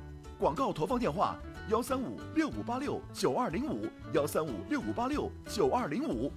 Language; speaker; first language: Chinese; native; Chinese